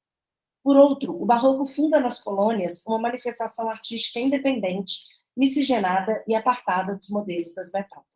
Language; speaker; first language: Portuguese; native; Portuguese